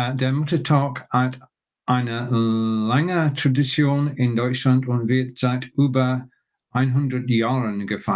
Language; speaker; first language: German; non-native, learner; English